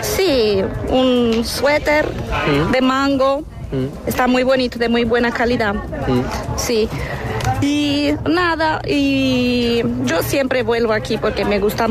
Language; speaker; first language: Spanish; non-native, fluent; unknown